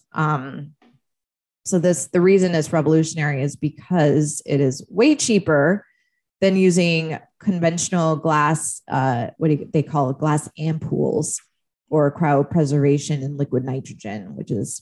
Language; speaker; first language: English; native; English